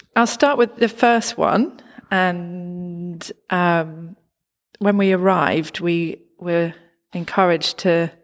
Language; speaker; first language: English; native; English